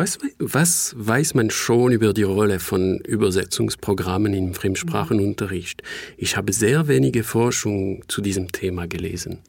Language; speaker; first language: German; non-native, fluent; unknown